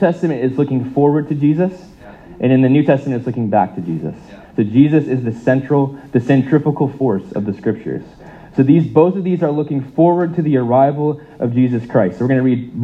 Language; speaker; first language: English; native; English